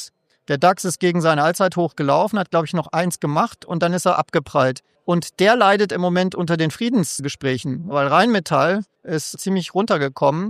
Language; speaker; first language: German; native; German